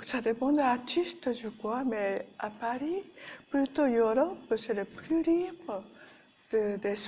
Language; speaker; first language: French; non-native, learner; Japanese